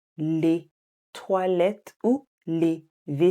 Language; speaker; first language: French; non-native, fluent; English